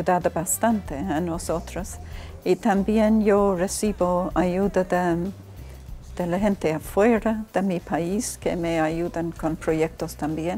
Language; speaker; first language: Spanish; non-native, fluent; English